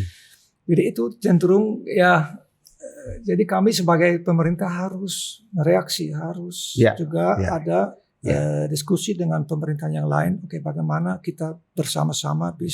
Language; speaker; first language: Indonesian; non-native, local second language; Dutch